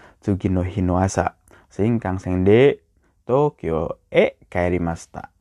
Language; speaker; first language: Japanese; non-native, learner; Indonesian